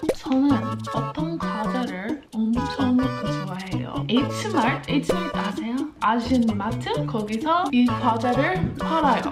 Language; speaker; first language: Korean; non-native, learner; English